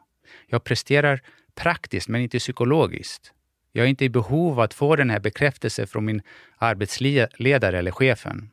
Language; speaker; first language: Swedish; early bilingual, other home language; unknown